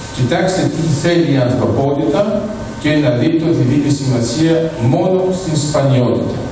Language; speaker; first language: Greek; early bilingual, heritage; Greek